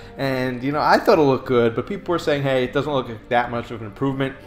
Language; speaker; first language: English; native; English